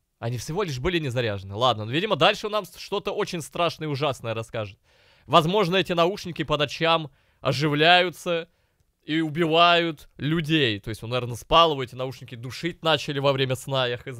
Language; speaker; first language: Russian; native; Russian